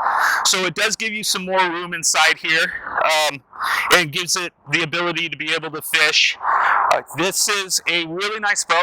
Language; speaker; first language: English; native; English